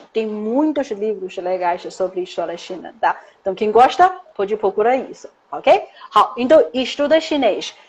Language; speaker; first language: Portuguese; non-native, fluent; Chinese